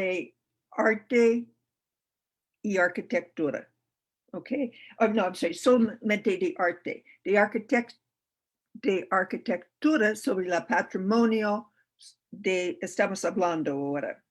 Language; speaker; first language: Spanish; non-native, learner; English